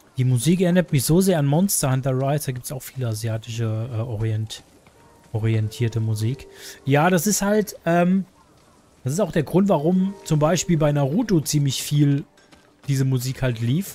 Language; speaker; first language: German; native; German